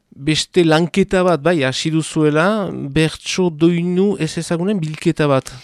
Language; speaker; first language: Basque; native; Basque